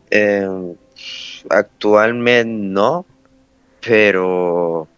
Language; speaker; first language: Catalan; early bilingual, other home language; Romanian